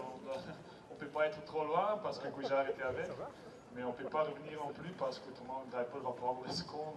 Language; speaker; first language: French; non-native, fluent; Dutch